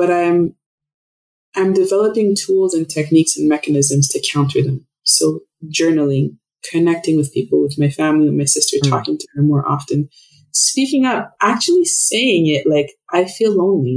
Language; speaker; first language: English; non-native, fluent; French